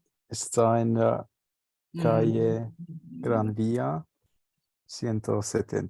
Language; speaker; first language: Spanish; non-native, learner; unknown